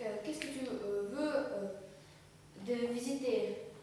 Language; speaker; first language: French; non-native, learner; Russian